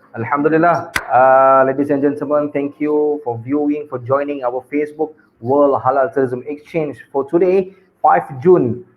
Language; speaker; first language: English; non-native, local second language; Malay